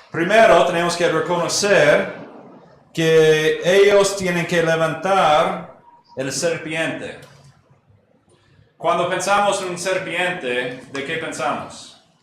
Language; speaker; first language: Spanish; non-native, fluent; English